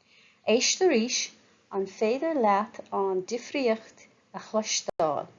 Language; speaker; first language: Irish; non-native, local second language; English